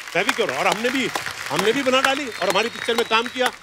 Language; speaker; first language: Hindi; native; Hindi